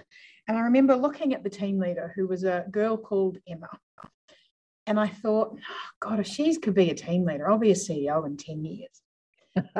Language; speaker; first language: English; native; English